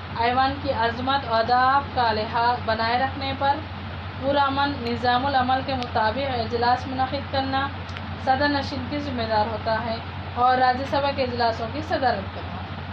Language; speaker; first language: Urdu; native; Urdu